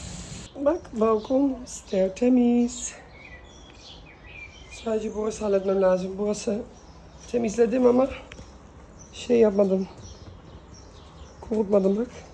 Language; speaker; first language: Turkish; early bilingual, heritage; Turkish